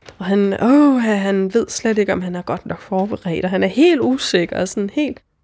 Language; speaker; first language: Danish; native; Danish